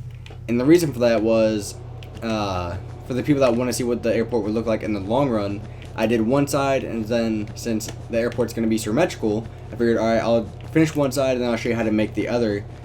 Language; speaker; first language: English; native; English